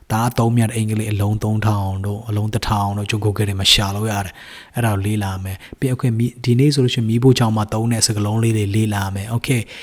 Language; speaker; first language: Burmese; native; Burmese